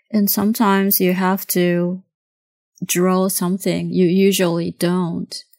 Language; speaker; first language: English; non-native, fluent; Japanese